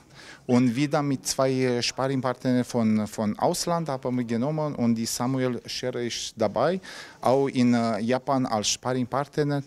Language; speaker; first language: German; non-native, learner; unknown